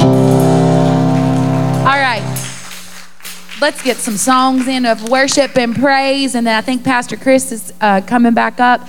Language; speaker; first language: English; native; English